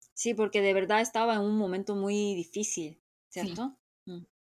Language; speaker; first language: Spanish; non-native, fluent; Korean